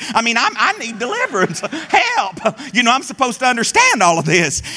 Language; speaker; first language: English; native; English